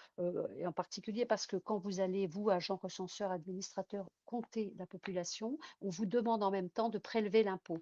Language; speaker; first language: French; native; French